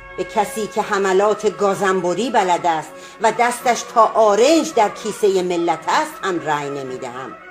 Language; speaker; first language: Persian; native; Persian